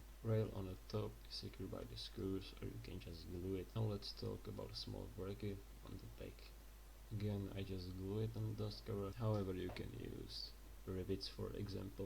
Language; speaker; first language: English; non-native, fluent; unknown